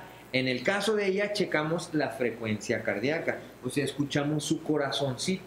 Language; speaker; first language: Spanish; native; Spanish